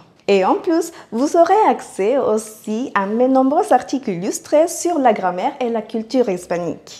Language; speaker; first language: French; non-native, fluent; Spanish